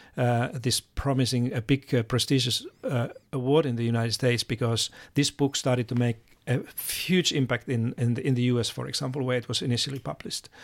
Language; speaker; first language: English; non-native, fluent; Finnish